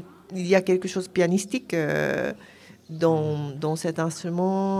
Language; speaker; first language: French; non-native, fluent; Japanese